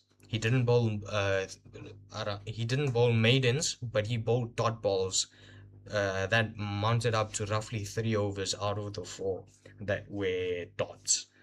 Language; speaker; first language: English; non-native, local second language; Hindi